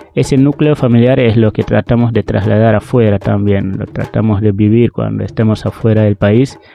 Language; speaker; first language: Spanish; non-native, fluent; Wolof